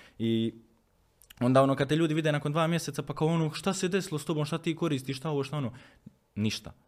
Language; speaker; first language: Croatian; native; Croatian